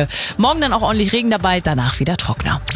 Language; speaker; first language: German; native; German